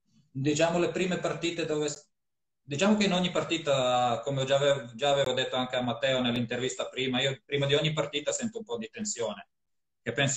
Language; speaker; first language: Italian; non-native, fluent; Croatian